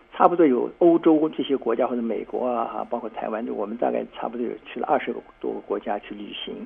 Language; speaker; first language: Chinese; native; Chinese